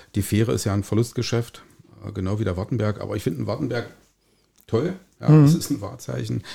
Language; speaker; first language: German; native; German